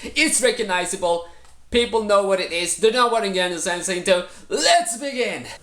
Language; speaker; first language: English; non-native, fluent; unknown